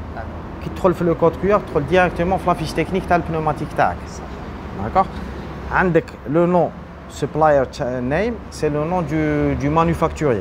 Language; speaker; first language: French; non-native, local second language; Arabic